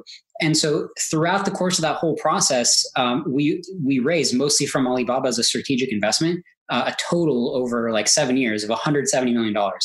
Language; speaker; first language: English; early bilingual, other home language; Hebrew